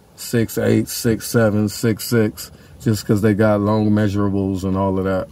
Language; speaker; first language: English; native; English